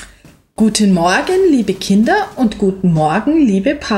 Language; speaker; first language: German; native; German